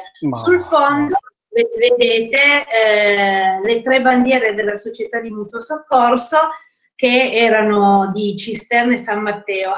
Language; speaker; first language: Italian; native; Italian